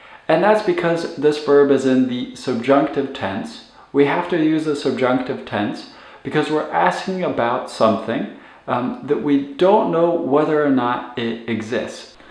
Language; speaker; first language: English; native; English